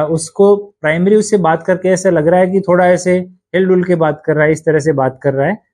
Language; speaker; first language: Hindi; non-native, local second language; Gujarati